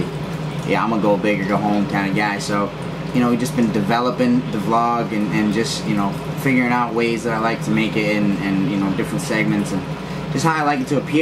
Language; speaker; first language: English; native; English